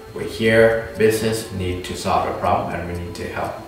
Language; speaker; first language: English; non-native, fluent; Thai